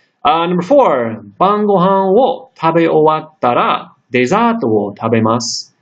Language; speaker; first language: Japanese; non-native, fluent; English